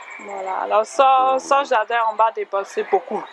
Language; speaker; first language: French; non-native, fluent; German